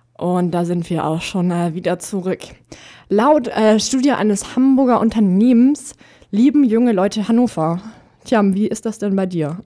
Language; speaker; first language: German; native; German